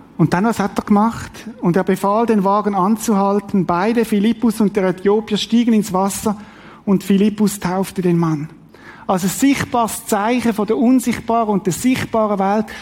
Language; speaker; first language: German; native; German